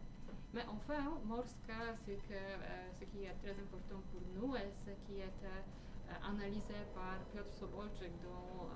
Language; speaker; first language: French; non-native, fluent; Polish